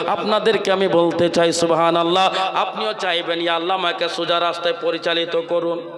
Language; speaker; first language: Bangla; non-native, local second language; Urdu